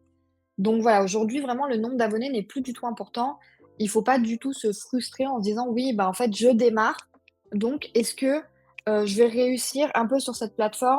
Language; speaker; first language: French; native; French